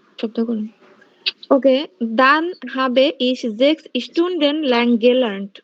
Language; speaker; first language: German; non-native, learner; Bangla